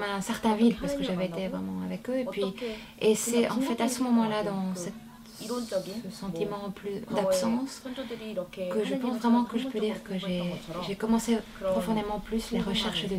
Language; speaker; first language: French; non-native, fluent; Korean